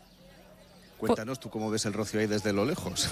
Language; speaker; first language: Spanish; native; Spanish